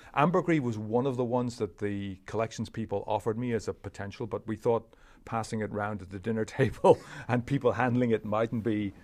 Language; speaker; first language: English; native; English